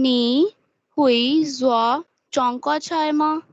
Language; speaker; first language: Chinese; non-native, learner; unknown